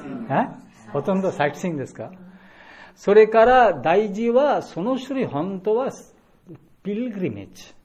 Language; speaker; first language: Japanese; non-native, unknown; Bangla